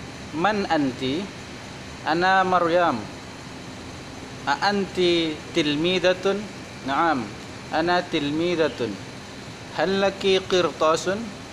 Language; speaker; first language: Arabic; non-native, learner; Indonesian